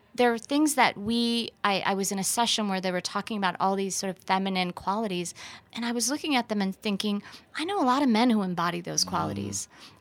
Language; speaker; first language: English; early bilingual, other home language; Persian